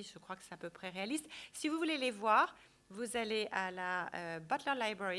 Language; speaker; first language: French; native; French